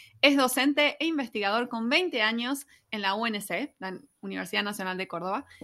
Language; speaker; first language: Spanish; native; Spanish